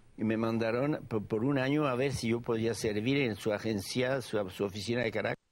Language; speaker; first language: Spanish; non-native, fluent; French